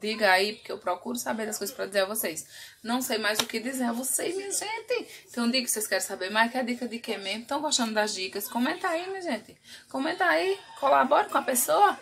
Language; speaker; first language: Portuguese; native; Portuguese